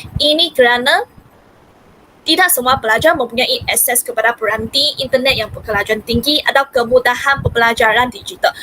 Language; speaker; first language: Malay; non-native, local second language; Hakka Chinese